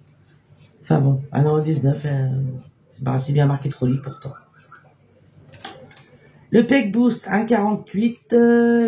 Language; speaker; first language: French; native; French